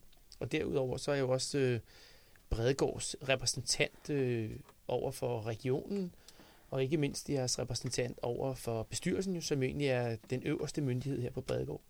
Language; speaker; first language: Danish; native; Danish